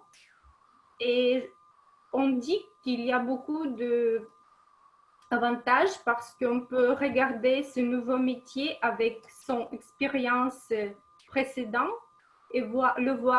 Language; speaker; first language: French; non-native, fluent; Russian